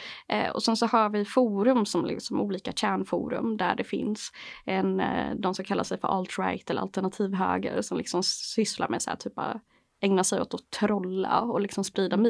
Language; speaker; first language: Swedish; native; Swedish